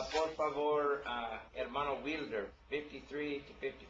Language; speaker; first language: Spanish; non-native, learner; English